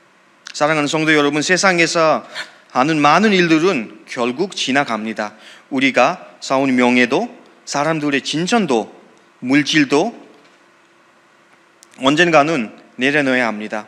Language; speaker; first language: Korean; non-native, fluent; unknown